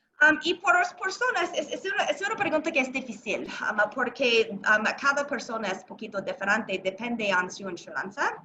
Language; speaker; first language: Spanish; non-native, learner; English